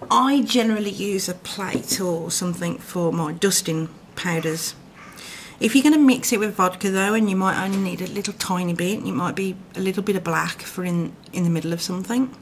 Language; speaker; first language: English; native; English